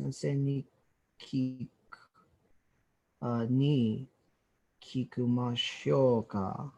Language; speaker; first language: Japanese; non-native, learner; English